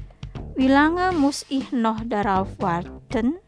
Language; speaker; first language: German; non-native, fluent; Indonesian